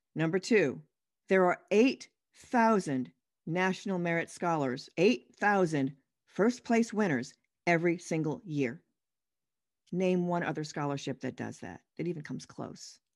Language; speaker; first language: English; native; English